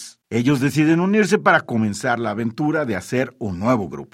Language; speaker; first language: Spanish; native; Spanish